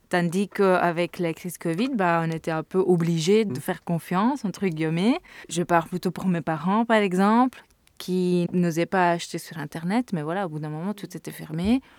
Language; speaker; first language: French; early bilingual, other home language; Italian